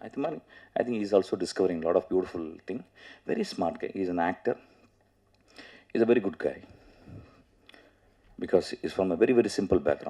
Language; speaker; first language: Tamil; native; Tamil